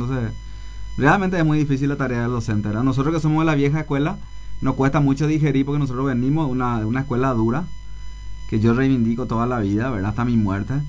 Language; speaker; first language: Spanish; non-native, local second language; Guarani